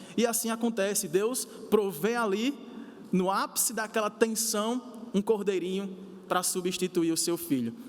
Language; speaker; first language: Portuguese; native; Portuguese